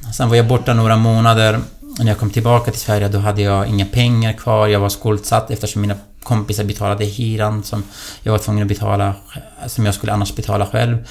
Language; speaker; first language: Swedish; non-native, fluent; Kurdish